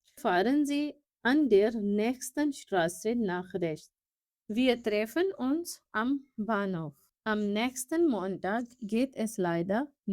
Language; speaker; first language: German; non-native, fluent; Urdu